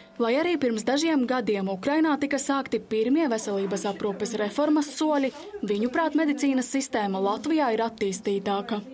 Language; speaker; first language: Latvian; native; Latvian